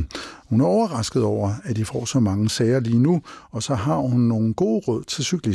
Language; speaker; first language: Danish; native; Danish